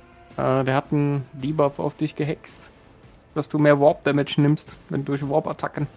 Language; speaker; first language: German; native; German